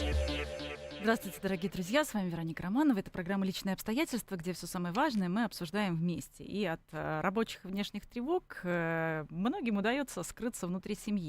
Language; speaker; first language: Russian; native; Russian